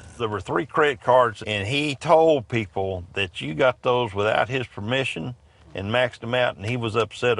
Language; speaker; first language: English; native; English